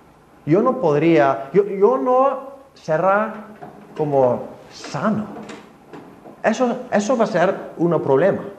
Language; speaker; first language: Spanish; non-native, fluent; Icelandic